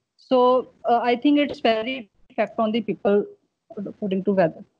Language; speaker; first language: English; non-native, local second language; Punjabi